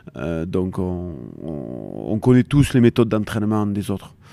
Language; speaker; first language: French; native; French